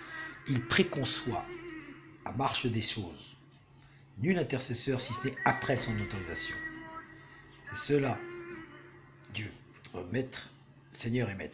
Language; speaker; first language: French; native; French